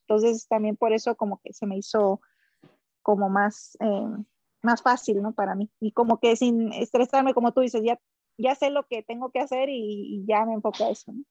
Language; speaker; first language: Spanish; native; Spanish